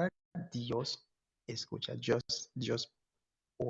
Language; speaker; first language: Spanish; non-native, fluent; English